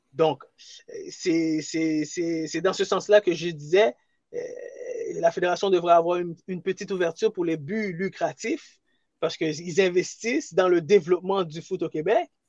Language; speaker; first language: French; early bilingual, other home language; Haitian Creole